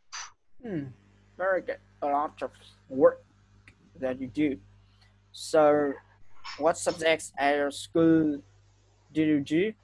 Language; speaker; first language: English; non-native, fluent; Vietnamese